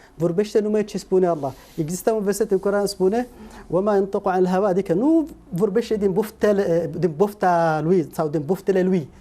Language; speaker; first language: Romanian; non-native, fluent; Arabic